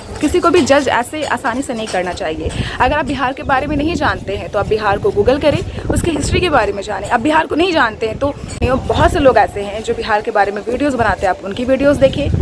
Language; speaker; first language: Hindi; native; Hindi